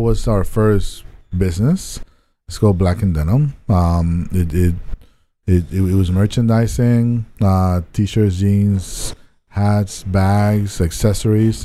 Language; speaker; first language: English; non-native, fluent; Spanish